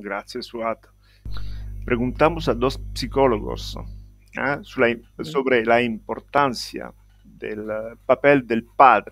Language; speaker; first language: Spanish; non-native, fluent; Italian